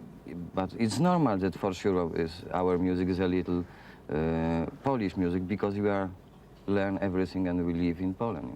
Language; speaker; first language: English; non-native, fluent; Polish